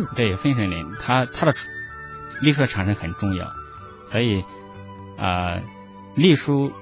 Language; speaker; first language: Chinese; non-native, local second language; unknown